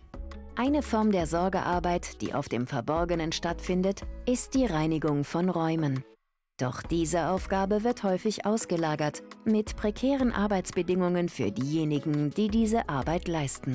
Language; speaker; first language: German; native; German